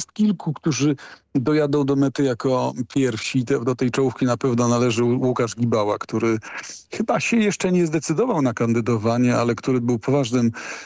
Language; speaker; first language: Polish; native; Polish